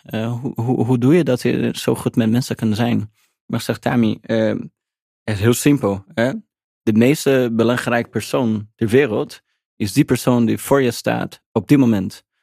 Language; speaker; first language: Dutch; non-native, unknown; Portuguese